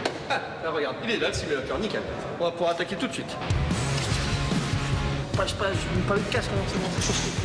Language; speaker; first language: French; native; French